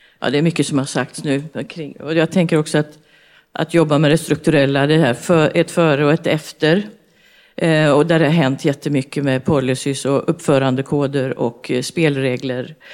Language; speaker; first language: Swedish; native; Swedish